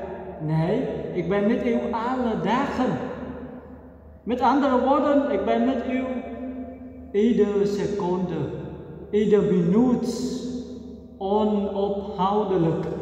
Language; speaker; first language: Dutch; non-native, fluent; Vietnamese